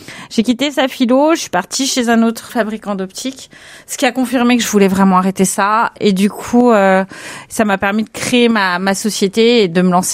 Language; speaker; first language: French; native; French